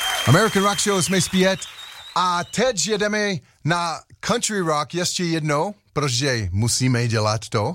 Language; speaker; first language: Czech; non-native, learner; English